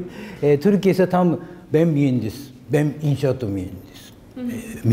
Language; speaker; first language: Turkish; non-native, learner; Japanese